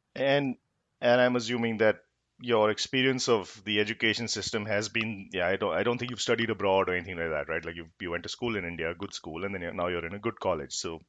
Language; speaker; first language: English; non-native, local second language; Hindi